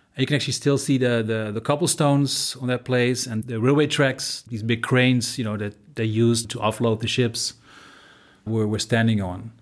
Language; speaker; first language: English; non-native, fluent; Dutch